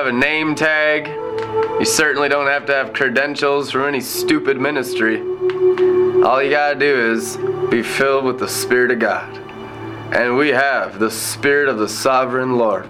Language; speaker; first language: English; native; English